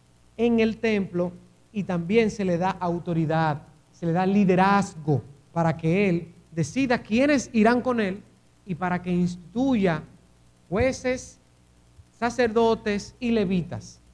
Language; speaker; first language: Spanish; native; Spanish